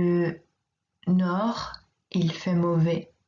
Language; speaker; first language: French; non-native, fluent; English